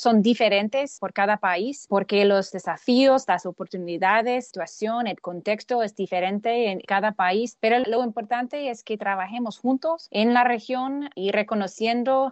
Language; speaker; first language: Spanish; non-native, fluent; English